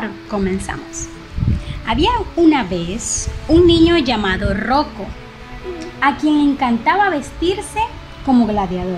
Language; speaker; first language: Spanish; native; Spanish